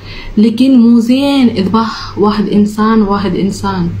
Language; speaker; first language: Arabic; non-native, learner; Telugu